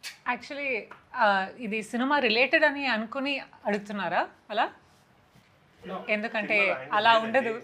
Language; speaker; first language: Telugu; non-native, fluent; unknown